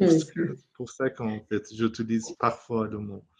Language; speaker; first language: French; non-native, fluent; Persian